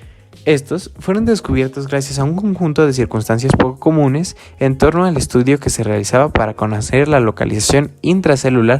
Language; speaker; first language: Spanish; native; Spanish